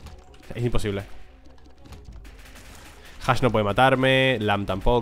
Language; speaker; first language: Spanish; native; Spanish